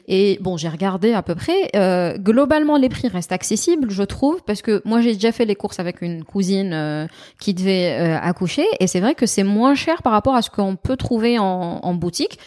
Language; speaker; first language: French; non-native, local second language; Arabic